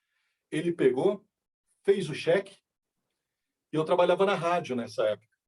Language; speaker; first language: Portuguese; native; Portuguese